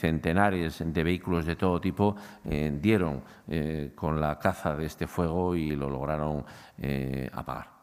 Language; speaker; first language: Spanish; native; Spanish